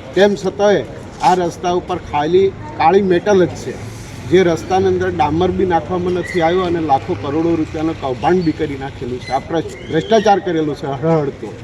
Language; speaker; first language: Gujarati; native; Gujarati